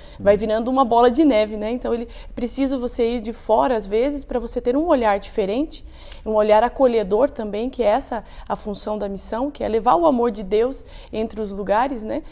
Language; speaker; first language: Portuguese; native; Portuguese